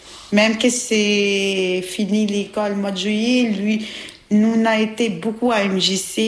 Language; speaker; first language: French; non-native, learner; Albanian